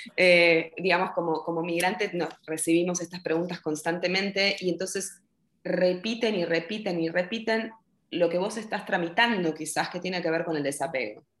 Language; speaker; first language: Spanish; native; Spanish